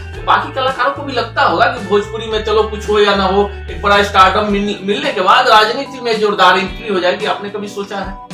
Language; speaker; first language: Hindi; native; Hindi